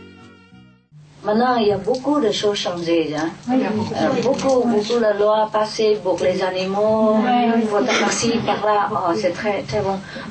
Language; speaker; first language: French; non-native, fluent; Vietnamese